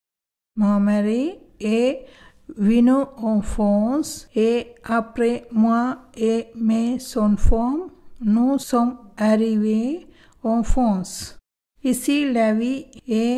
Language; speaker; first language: French; non-native, learner; Tamil